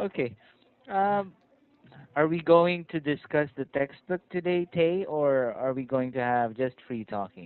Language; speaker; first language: English; non-native, fluent; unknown